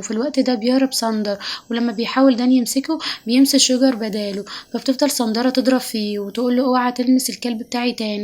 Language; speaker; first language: Arabic; native; Arabic